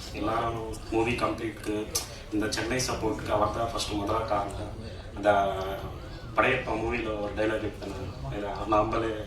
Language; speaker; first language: Tamil; non-native, learner; Telugu